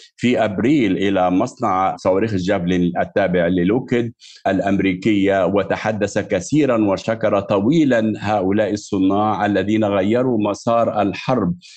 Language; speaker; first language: Arabic; native; Arabic